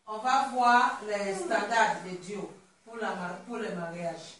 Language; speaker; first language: French; non-native, learner; Swahili